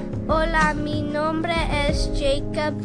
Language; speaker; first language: Spanish; non-native, learner; English